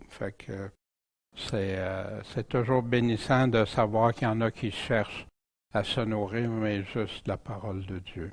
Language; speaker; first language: French; native; French